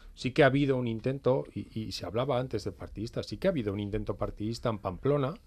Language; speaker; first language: Spanish; native; Spanish